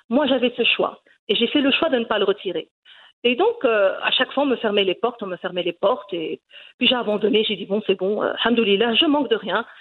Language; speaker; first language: French; early bilingual, other home language; Riffian